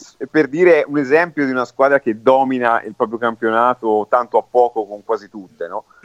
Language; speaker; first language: Italian; native; Italian